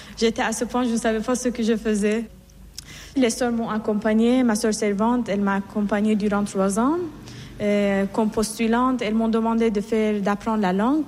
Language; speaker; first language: French; non-native, fluent; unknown